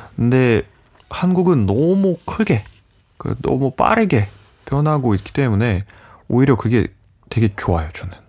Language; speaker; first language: Korean; non-native, fluent; Russian